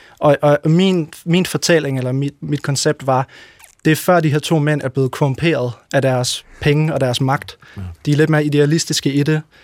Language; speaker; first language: Danish; native; Danish